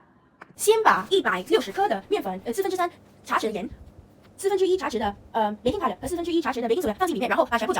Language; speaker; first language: Chinese; non-native, learner; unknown